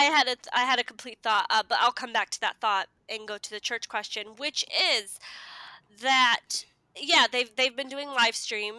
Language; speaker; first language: English; native; English